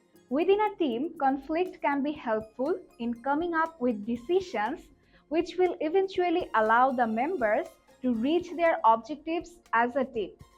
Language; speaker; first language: English; non-native, local second language; Bangla